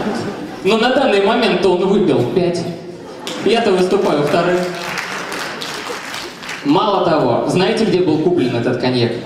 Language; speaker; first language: Russian; native; Russian